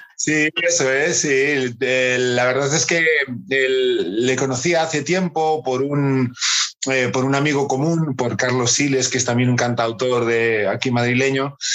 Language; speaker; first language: Spanish; native; Spanish